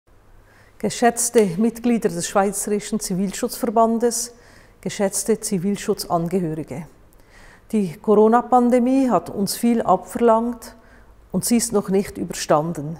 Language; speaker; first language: German; native; German